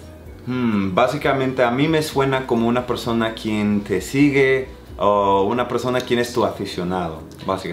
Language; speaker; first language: Spanish; non-native, fluent; English